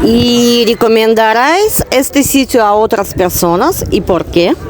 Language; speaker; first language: Spanish; non-native, learner; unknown